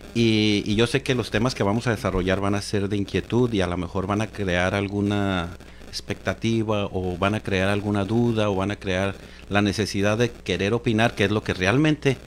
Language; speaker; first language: Spanish; native; Spanish